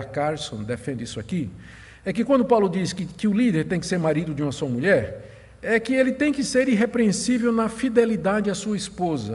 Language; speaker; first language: Portuguese; native; Portuguese